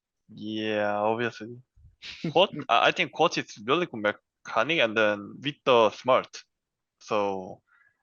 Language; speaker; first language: English; non-native, learner; Korean